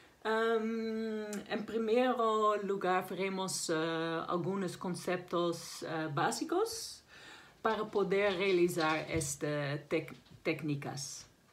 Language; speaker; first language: Spanish; non-native, learner; Dutch